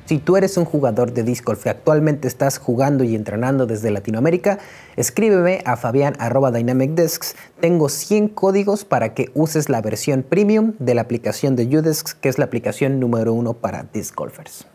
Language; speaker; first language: Spanish; native; Spanish